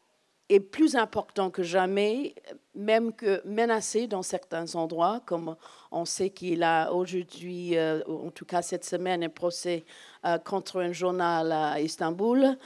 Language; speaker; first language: French; non-native, fluent; English